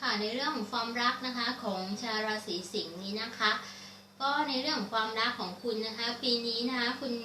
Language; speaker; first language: Thai; native; Thai